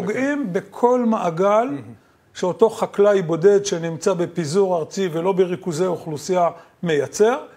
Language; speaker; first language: Hebrew; native; Hebrew